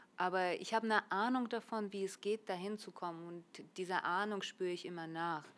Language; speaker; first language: German; early bilingual, other home language; Russian